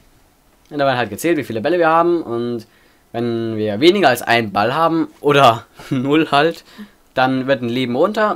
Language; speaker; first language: German; native; German